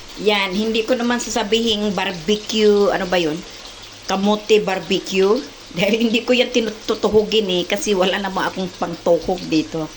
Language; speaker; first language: Filipino; non-native, local second language; Cebuano